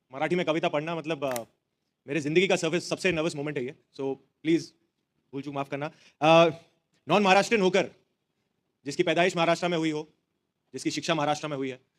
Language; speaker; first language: Hindi; native; Hindi